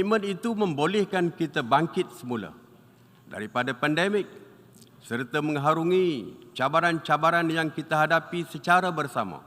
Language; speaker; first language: Malay; native; Malay